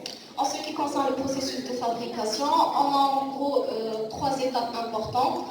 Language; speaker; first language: French; non-native, learner; Arabic